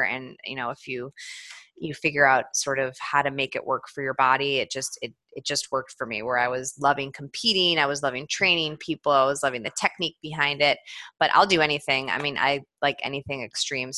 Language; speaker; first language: English; native; English